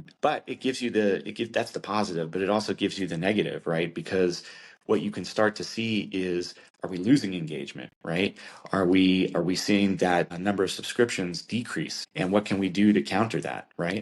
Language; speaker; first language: English; native; English